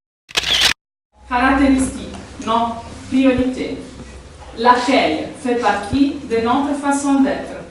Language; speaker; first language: French; non-native, fluent; Italian